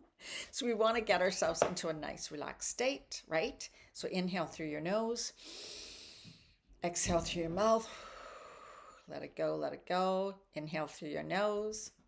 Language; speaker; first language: English; native; English